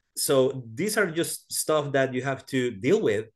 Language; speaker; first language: English; non-native, fluent; Spanish